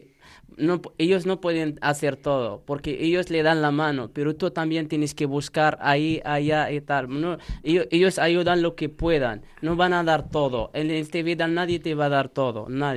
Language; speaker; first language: Spanish; non-native, learner; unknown